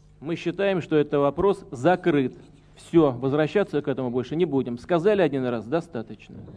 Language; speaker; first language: Russian; native; Russian